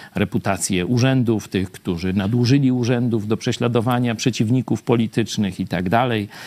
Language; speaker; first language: Polish; native; Polish